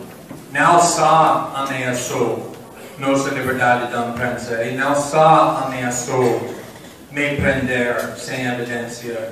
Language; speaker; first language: Portuguese; non-native, fluent; English